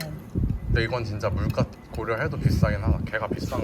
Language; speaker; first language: Korean; native; Korean